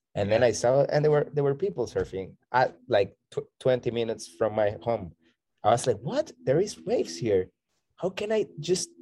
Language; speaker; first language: English; non-native, fluent; Spanish